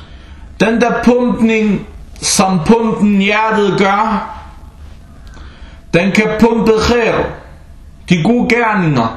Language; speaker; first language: Danish; early bilingual, other home language; Arabic